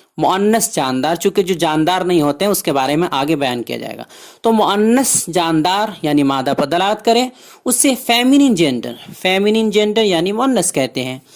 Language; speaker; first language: Urdu; native; Urdu